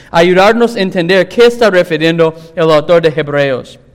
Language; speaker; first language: Spanish; non-native, fluent; English